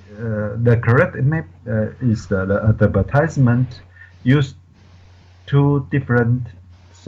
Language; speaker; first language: English; non-native, learner; Chinese